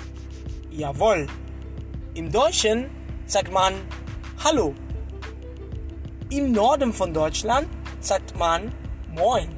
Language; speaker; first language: German; non-native, fluent; Spanish